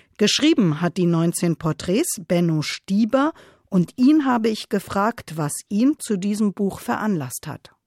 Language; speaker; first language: German; early bilingual, other home language; Spanish